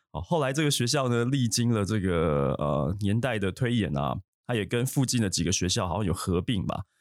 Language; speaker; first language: Chinese; native; Chinese